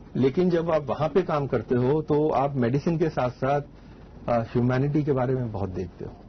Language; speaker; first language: Hindi; native; Hindi